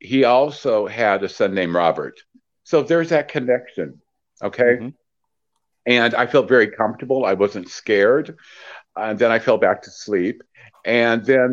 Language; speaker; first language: English; native; English